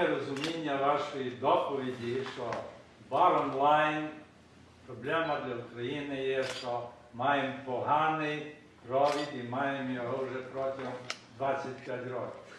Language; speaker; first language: Ukrainian; early bilingual, heritage; Ukrainian